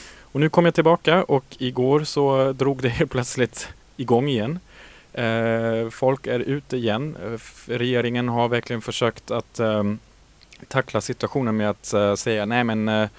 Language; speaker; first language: Swedish; native; Swedish